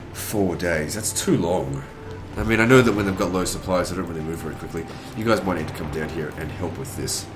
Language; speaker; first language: English; native; English